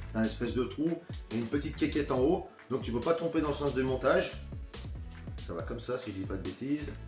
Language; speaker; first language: French; native; French